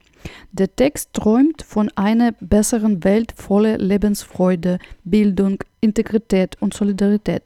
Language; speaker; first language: German; non-native, fluent; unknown